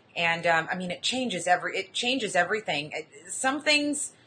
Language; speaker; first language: English; native; English